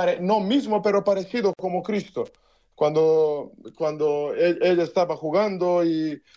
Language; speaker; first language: Spanish; non-native, learner; Serbian